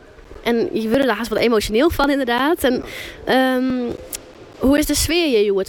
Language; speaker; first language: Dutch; non-native, local second language; Western Frisian